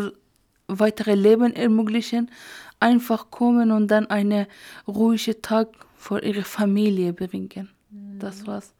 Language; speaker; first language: German; non-native, learner; Persian